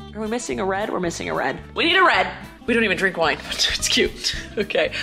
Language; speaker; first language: English; native; English